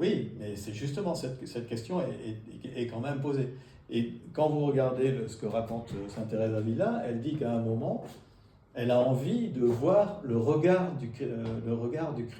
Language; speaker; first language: French; native; French